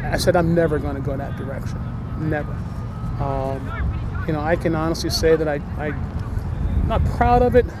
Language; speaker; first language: English; native; English